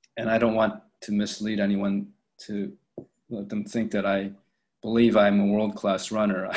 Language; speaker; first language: English; native; English